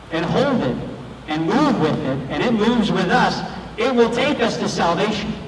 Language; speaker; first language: English; native; English